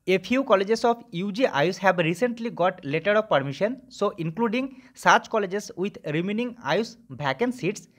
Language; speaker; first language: English; non-native, local second language; Bangla